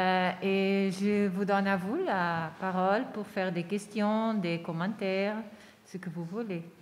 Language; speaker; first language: French; non-native, fluent; Portuguese